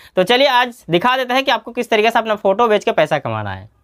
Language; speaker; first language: Hindi; native; Hindi